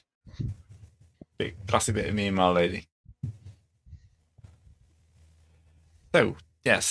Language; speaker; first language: English; native; English